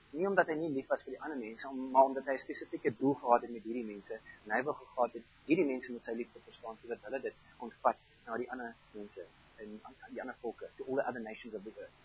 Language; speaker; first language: Afrikaans; non-native, fluent; German